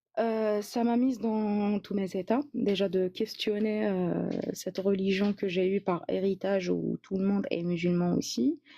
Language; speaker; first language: French; non-native, local second language; Arabic